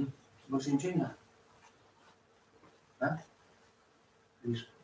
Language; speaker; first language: Russian; native; Russian